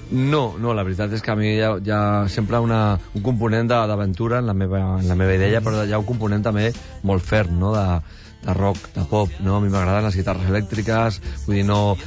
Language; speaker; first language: Catalan; non-native, local second language; Spanish